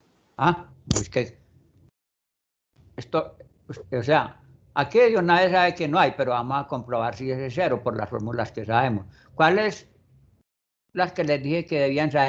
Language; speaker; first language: Spanish; native; Spanish